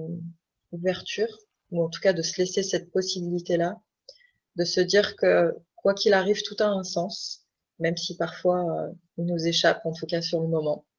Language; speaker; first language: French; native; French